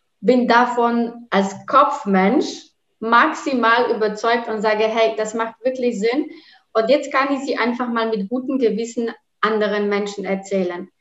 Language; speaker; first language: German; non-native, fluent; Polish